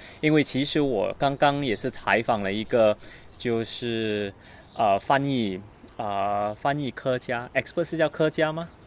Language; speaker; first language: Chinese; non-native, learner; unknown